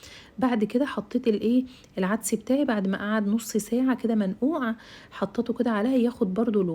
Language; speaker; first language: Arabic; native; Arabic